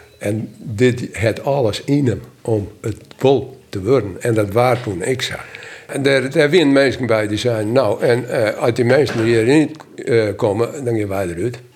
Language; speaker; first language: Dutch; non-native, local second language; Western Frisian